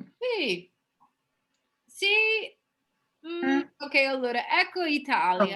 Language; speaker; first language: Italian; non-native, fluent; English